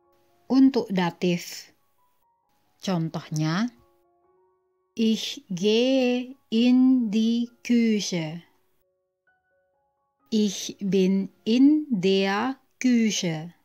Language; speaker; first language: German; non-native, fluent; Indonesian